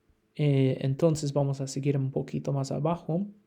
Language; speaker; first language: Spanish; non-native, fluent; English